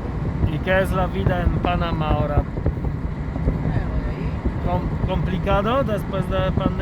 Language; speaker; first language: Spanish; non-native, learner; Polish